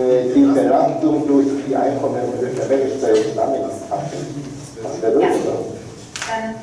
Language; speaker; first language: German; non-native, learner; Korean